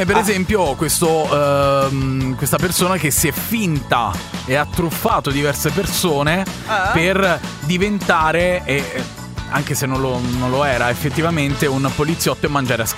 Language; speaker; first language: Italian; native; Italian